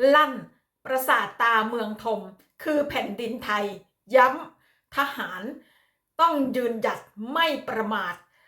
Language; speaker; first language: Thai; native; Thai